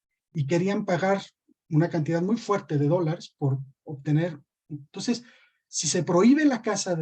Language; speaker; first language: Spanish; native; Spanish